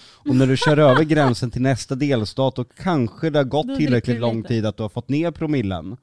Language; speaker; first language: Swedish; native; Swedish